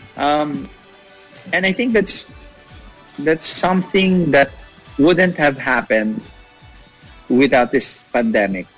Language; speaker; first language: English; non-native, local second language; Filipino